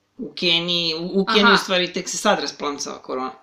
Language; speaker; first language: Serbian; native; Serbian